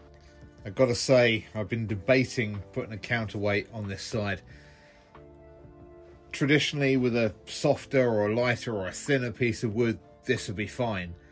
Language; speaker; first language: English; native; English